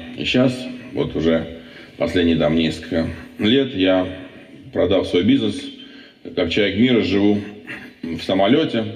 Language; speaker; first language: Russian; non-native, local second language; Armenian